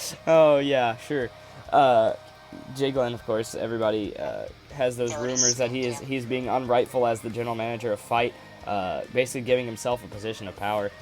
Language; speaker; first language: English; native; English